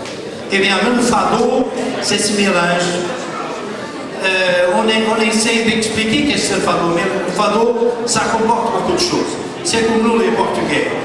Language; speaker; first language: French; non-native, fluent; Portuguese